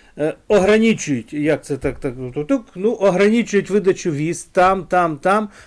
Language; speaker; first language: Ukrainian; non-native, local second language; Russian